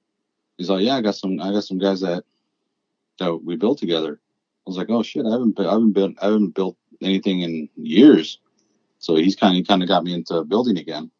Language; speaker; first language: English; native; English